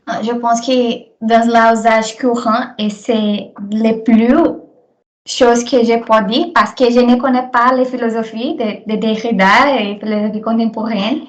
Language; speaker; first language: French; non-native, learner; Portuguese